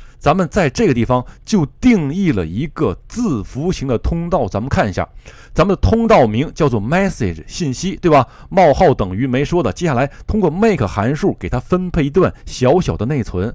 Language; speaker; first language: Chinese; native; Chinese